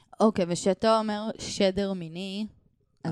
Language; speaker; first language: Hebrew; native; Hebrew